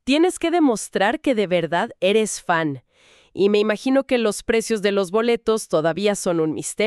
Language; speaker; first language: Spanish; native; Spanish